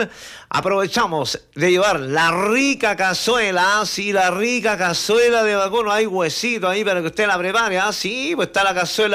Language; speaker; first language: Spanish; native; Spanish